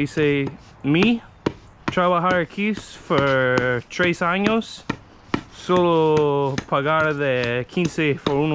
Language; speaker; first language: Spanish; non-native, learner; English